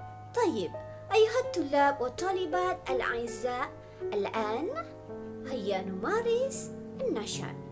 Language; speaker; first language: Arabic; non-native, fluent; Malay